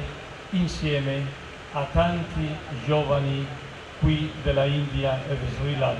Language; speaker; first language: Italian; non-native, fluent; Spanish